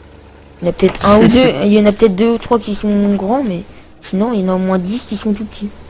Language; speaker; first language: French; native; French